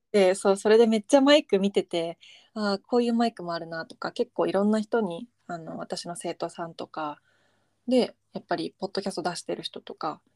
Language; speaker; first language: Japanese; native; Japanese